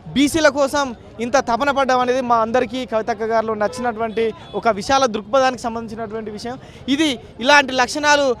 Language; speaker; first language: Telugu; native; Telugu